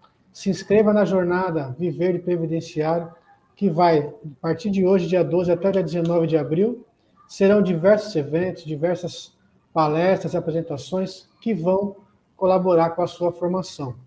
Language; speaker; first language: Portuguese; native; Portuguese